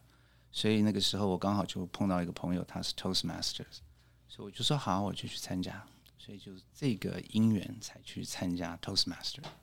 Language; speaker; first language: Chinese; native; Chinese